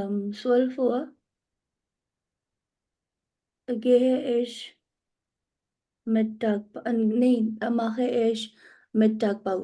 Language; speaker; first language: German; non-native, learner; Urdu